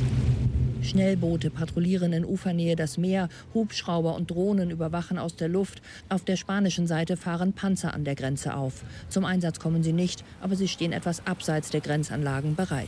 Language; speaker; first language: German; native; German